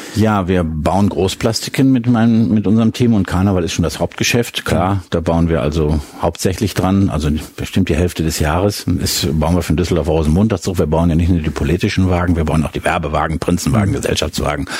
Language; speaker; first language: German; native; German